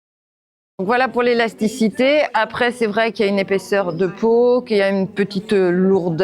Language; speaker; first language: French; native; French